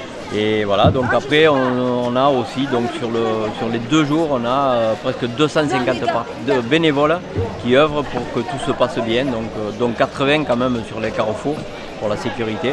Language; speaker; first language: French; native; French